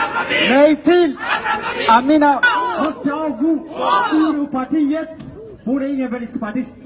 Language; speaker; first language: Swedish; non-native, fluent; Somali